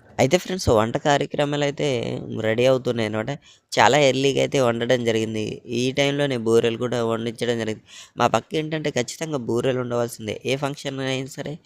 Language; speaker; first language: Telugu; native; Telugu